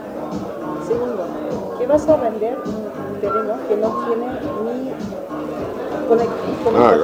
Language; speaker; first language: Spanish; non-native, fluent; German